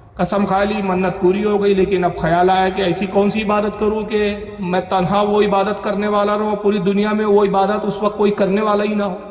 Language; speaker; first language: Urdu; native; Urdu